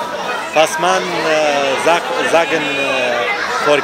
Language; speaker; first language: English; non-native, learner; Arabic